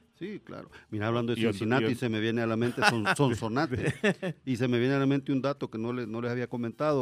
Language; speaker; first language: Spanish; native; Spanish